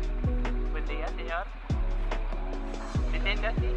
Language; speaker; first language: Spanish; non-native, learner; Filipino